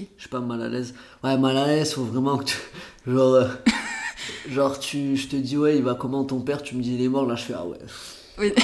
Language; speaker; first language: French; early bilingual, other home language; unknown